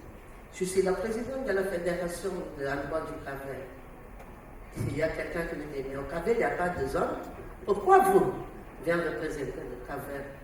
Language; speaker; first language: French; non-native, learner; Portuguese